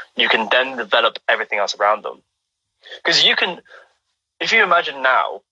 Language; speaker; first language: English; native; English